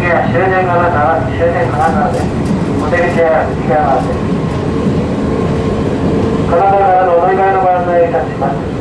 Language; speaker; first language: Japanese; native; Japanese